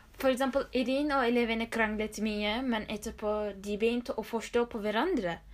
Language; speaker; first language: Norwegian; non-native, learner; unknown